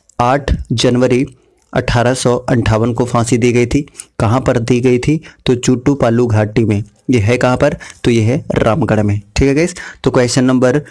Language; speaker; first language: Hindi; native; Hindi